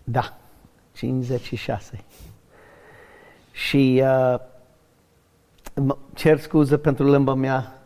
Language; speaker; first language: Romanian; non-native, learner; English